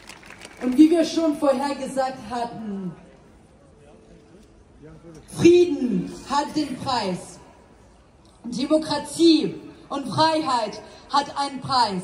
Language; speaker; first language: German; non-native, fluent; Ukrainian